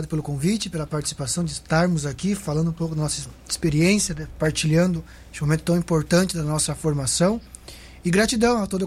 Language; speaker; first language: Portuguese; native; Portuguese